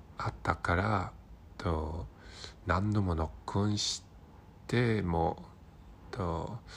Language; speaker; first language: Japanese; non-native, learner; Cantonese